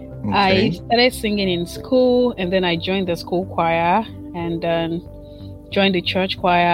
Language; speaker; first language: English; non-native, local second language; Igbo